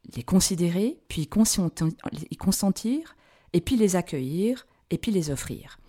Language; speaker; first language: French; native; French